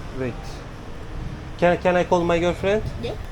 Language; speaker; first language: English; non-native, learner; Turkish